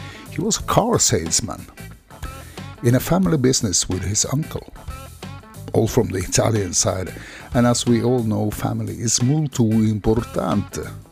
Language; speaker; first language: English; non-native, fluent; Norwegian